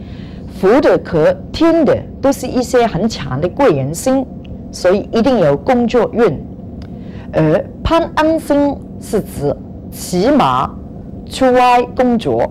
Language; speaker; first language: Chinese; non-native, local second language; Cantonese